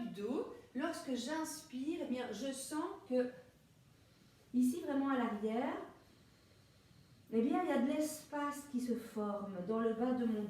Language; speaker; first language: French; native; French